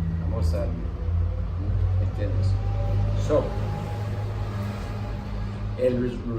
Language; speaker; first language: Spanish; non-native, learner; English